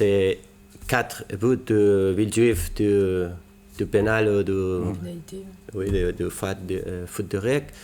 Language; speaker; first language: French; non-native, learner; Spanish